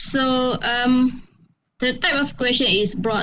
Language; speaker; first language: English; non-native, fluent; Malay